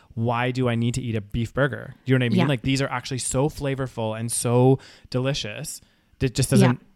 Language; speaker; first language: English; native; English